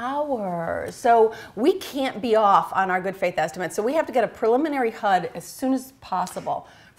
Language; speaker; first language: English; native; English